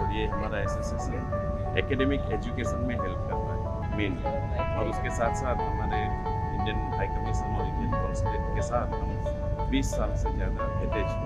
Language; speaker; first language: Hindi; native; Hindi